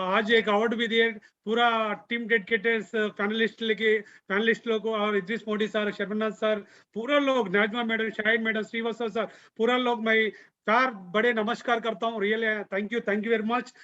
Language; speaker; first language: Hindi; non-native, local second language; Telugu